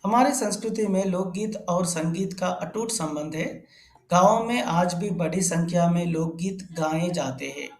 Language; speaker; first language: Hindi; non-native, local second language; Telugu